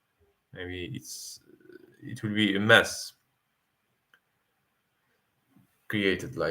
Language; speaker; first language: English; non-native, fluent; Arabic